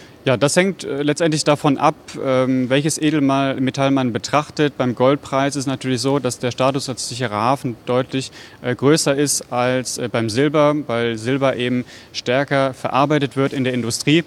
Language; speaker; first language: German; native; German